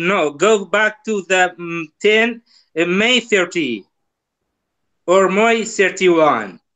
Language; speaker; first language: English; non-native, learner; Kurdish